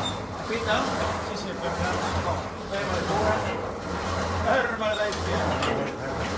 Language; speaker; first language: Italian; native; Italian